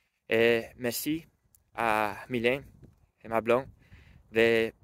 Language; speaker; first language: French; non-native, learner; Spanish